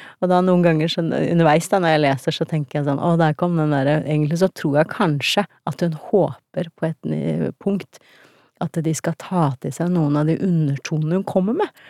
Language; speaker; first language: Norwegian; early bilingual, other home language; Turkish